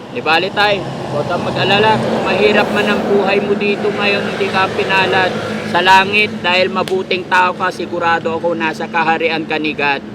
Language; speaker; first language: Filipino; non-native, local second language; Pangasinan